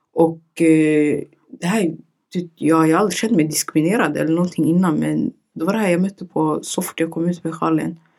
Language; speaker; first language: Swedish; early bilingual, other home language; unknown